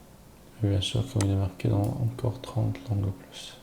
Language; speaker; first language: French; non-native, learner; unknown